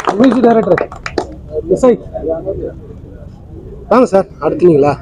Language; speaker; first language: Tamil; native; Tamil